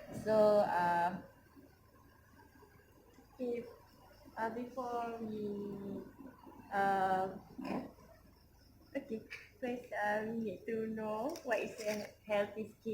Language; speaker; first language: English; non-native, local second language; Malay